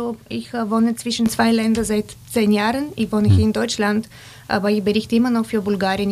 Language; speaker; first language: German; non-native, fluent; Bulgarian